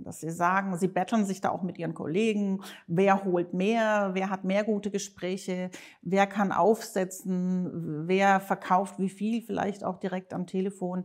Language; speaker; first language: German; native; German